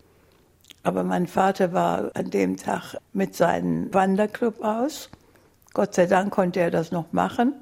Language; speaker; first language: German; native; German